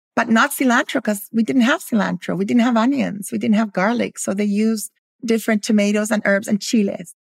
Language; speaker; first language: English; early bilingual, other home language; Spanish